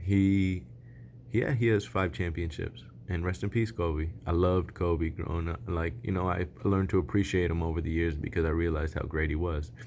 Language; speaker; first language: English; native; English